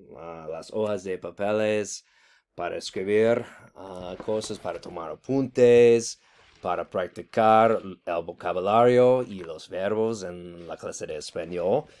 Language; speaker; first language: Spanish; non-native, fluent; English